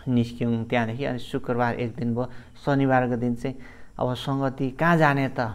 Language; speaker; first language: Nepali; non-native, local second language; Limbu